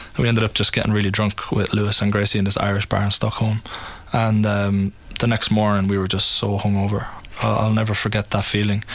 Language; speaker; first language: English; native; English